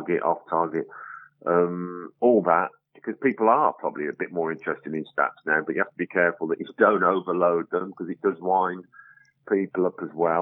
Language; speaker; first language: English; native; English